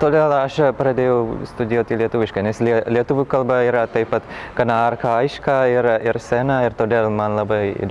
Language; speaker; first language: Lithuanian; non-native, learner; Finnish